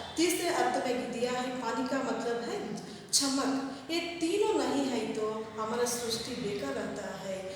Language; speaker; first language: Hindi; non-native, local second language; Kannada